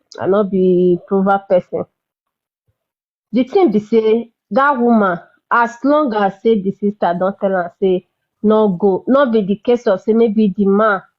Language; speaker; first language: Nigerian Pidgin; non-native, local second language; Bini